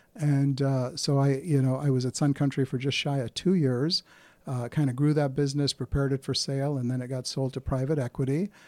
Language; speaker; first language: English; early bilingual, other home language; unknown